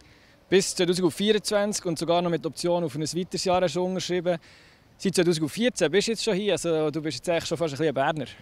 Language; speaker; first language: German; native; German